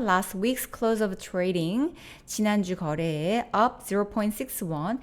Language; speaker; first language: English; non-native, fluent; Korean